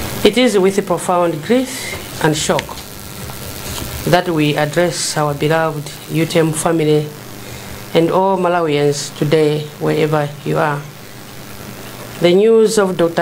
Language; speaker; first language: English; non-native, local second language; Nyanja